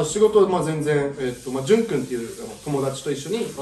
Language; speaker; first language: Japanese; early bilingual, heritage; Japanese